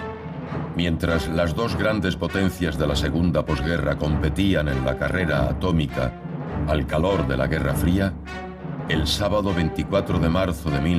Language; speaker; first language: Spanish; native; Spanish